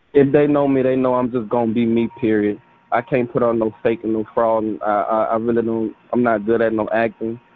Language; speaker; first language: English; native; English